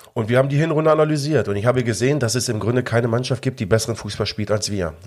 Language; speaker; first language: German; native; German